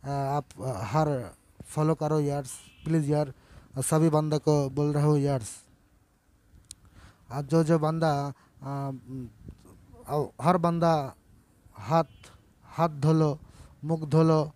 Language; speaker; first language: Hindi; non-native, learner; Bangla